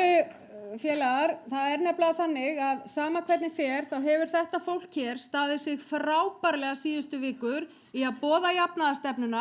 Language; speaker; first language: Icelandic; native; Icelandic